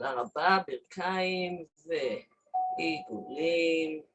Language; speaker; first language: Hebrew; non-native, fluent; English